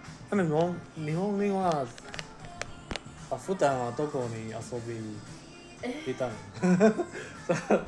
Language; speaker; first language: Japanese; non-native, learner; Chinese